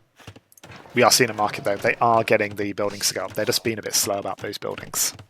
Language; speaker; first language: English; native; English